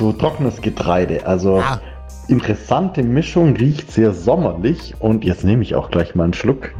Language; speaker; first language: German; native; German